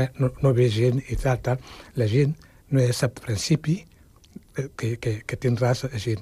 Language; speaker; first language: Catalan; non-native, fluent; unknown